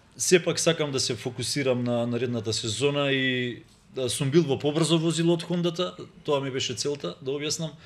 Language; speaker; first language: Macedonian; native; Macedonian